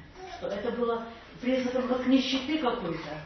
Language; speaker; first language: Russian; native; Russian